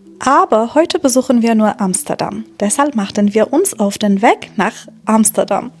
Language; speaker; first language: German; non-native, fluent; Persian